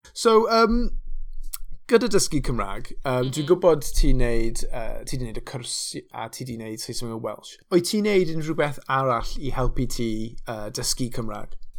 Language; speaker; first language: Welsh; non-native, local second language; English